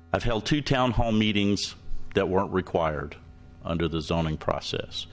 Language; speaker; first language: English; native; English